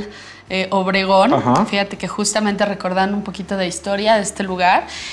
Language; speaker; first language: Spanish; native; Spanish